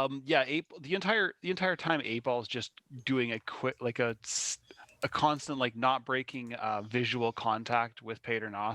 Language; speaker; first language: English; native; English